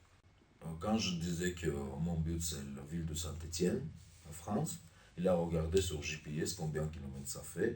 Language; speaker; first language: French; non-native, learner; Armenian